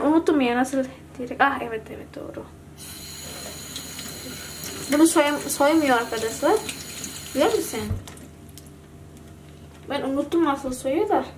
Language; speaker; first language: Turkish; non-native, learner; Indonesian